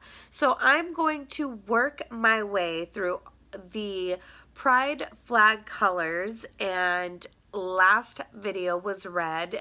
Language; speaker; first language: English; native; English